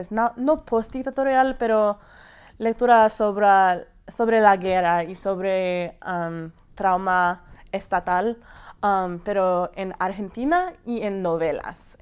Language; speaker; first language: Spanish; non-native, fluent; English